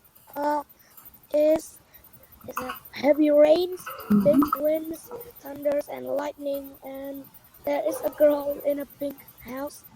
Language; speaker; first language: English; non-native, learner; Vietnamese